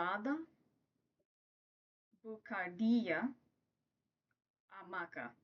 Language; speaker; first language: Spanish; non-native, learner; English